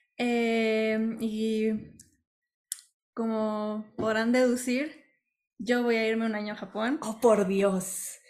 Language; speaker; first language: Spanish; native; Spanish